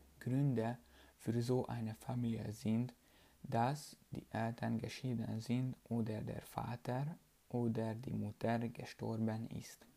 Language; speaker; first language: German; non-native, learner; Hungarian